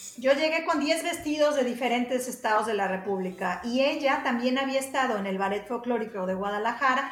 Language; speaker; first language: Spanish; native; Spanish